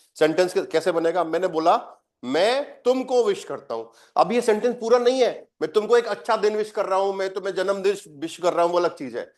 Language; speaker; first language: Hindi; native; Hindi